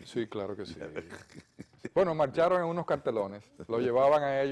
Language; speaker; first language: Spanish; native; Spanish